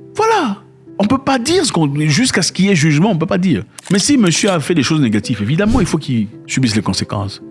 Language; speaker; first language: French; non-native, local second language; Lingala